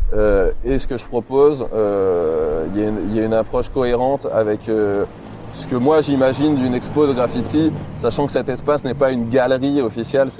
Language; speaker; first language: French; native; French